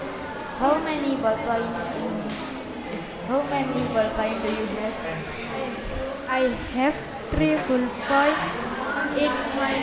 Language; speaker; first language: English; non-native, learner; Indonesian